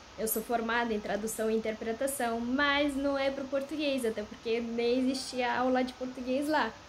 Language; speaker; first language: Portuguese; non-native, fluent; Romanian